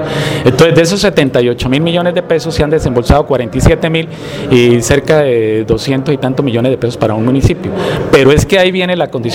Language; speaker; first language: Spanish; native; Spanish